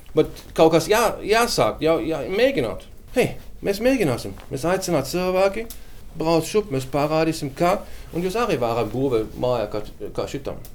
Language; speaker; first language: Latvian; non-native, learner; German